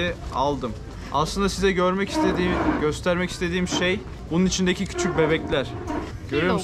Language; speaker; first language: Turkish; native; Turkish